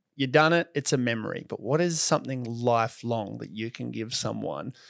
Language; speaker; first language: English; native; English